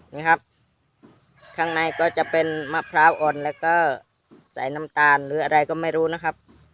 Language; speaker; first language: Thai; non-native, local second language; Khmer